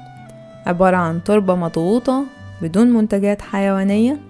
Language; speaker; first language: Arabic; native; Arabic